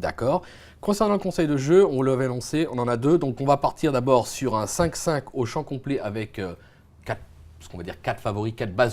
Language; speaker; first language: French; native; French